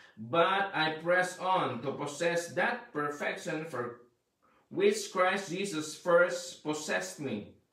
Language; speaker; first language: English; non-native, local second language; Filipino